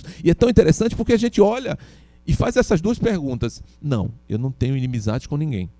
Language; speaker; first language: Portuguese; native; Portuguese